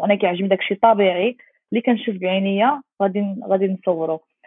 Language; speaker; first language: Arabic; early bilingual, heritage; Arabic